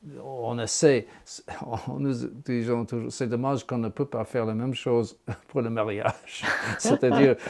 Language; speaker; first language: French; non-native, fluent; English